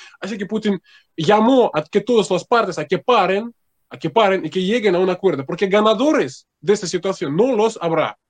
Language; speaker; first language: Spanish; non-native, fluent; Russian